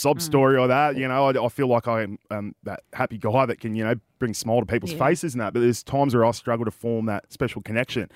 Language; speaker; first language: English; native; English